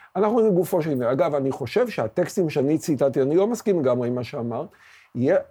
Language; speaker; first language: Hebrew; native; Hebrew